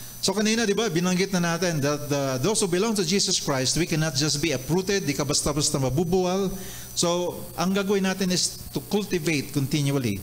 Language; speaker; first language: Filipino; non-native, local second language; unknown